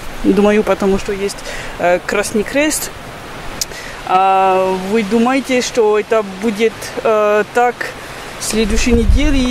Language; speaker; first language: Russian; non-native, learner; French